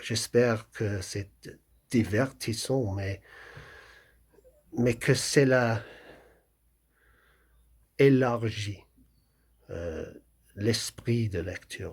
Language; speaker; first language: French; non-native, fluent; English